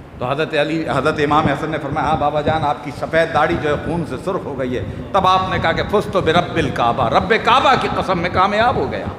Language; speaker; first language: Urdu; native; Urdu